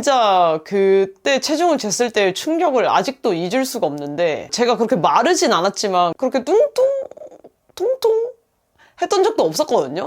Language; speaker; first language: Korean; native; Korean